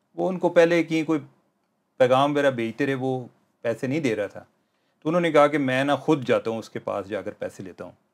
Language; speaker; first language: Urdu; native; Urdu